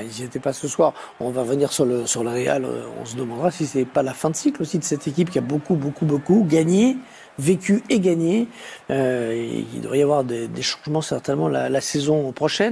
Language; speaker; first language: French; native; French